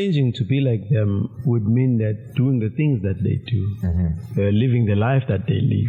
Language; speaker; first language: English; non-native, local second language; Zulu